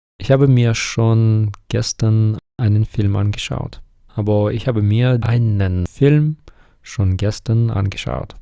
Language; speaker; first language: German; non-native, fluent; Ukrainian